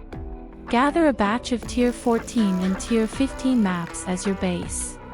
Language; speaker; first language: English; native; English